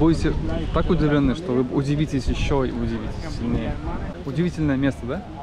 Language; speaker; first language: Russian; native; Russian